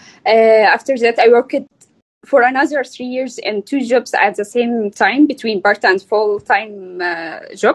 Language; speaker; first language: English; non-native, learner; Arabic